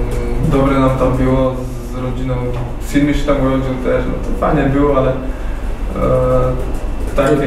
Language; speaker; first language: Polish; non-native, fluent; Slovak